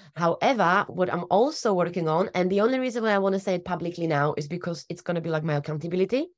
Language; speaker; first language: English; non-native, fluent; Slovak